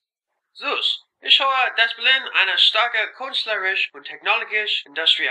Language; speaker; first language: German; non-native, learner; English